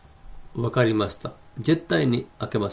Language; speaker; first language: Japanese; non-native, fluent; Hindi